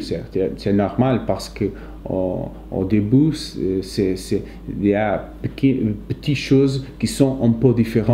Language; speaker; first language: French; non-native, fluent; Portuguese